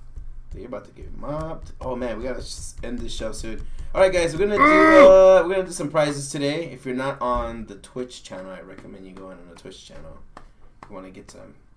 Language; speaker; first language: English; native; English